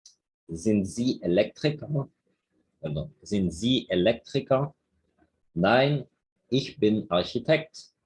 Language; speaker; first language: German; non-native, fluent; Spanish